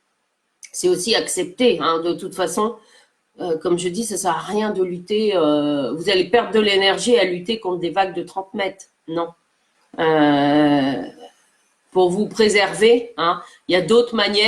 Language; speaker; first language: French; native; French